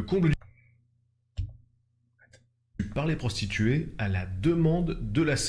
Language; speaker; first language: French; native; French